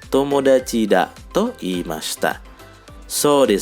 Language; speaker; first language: Japanese; non-native, fluent; Indonesian